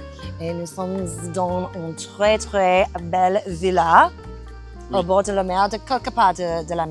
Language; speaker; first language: French; non-native, fluent; English